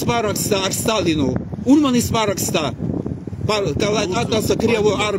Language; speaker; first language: Latvian; non-native, local second language; Russian